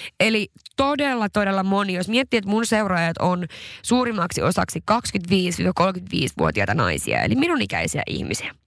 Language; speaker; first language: Finnish; non-native, local second language; Swedish